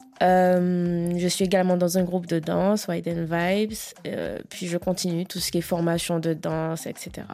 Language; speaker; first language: French; native; French